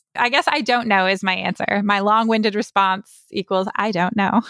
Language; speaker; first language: English; early bilingual, other home language; Polish